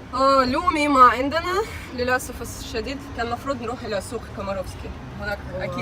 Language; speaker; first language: Arabic; non-native, learner; Russian